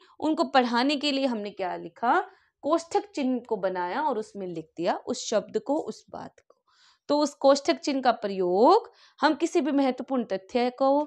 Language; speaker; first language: Hindi; native; Hindi